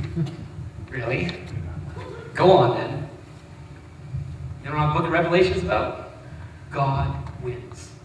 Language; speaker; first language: English; native; English